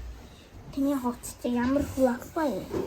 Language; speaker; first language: Mongolian; early bilingual, heritage; Mongolian